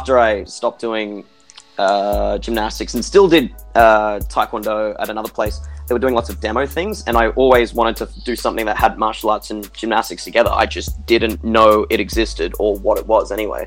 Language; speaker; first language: English; native; English